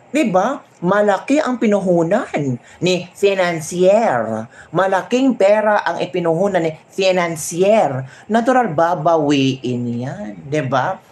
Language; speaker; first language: Filipino; non-native, local second language; Hiligaynon